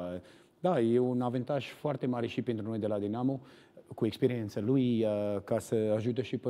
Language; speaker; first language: Romanian; non-native, learner; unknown